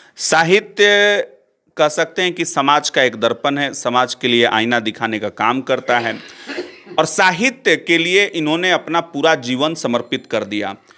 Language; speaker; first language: Hindi; native; Hindi